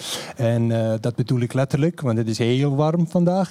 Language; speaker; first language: Dutch; non-native, fluent; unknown